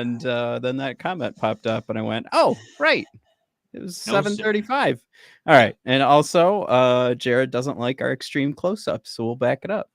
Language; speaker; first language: English; native; English